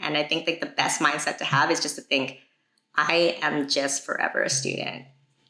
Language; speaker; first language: English; native; English